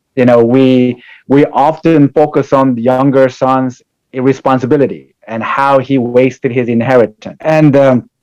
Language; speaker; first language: English; non-native, fluent; Korean